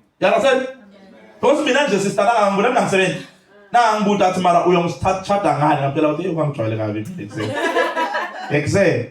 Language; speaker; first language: Zulu; native; Zulu